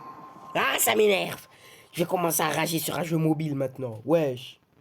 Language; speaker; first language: French; native; French